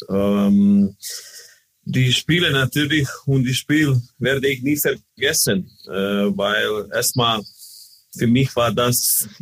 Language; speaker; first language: German; non-native, learner; Croatian